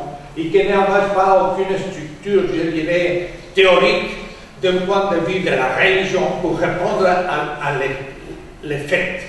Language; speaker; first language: French; non-native, fluent; Spanish